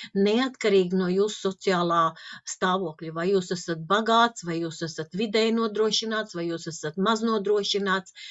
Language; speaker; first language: Latvian; non-native, local second language; Russian